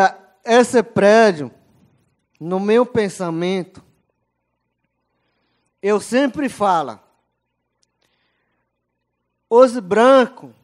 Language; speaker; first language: Portuguese; non-native, local second language; Yanomámi